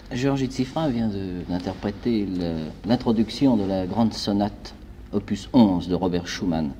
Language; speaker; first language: French; native; French